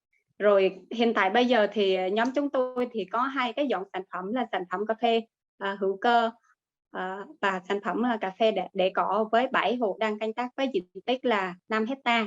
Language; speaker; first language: Vietnamese; native; Vietnamese